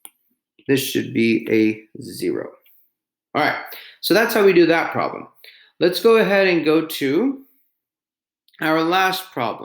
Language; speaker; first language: English; native; English